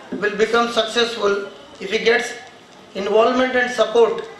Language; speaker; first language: English; non-native, local second language; Marathi